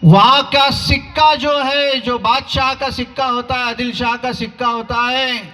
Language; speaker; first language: Hindi; non-native, local second language; Marathi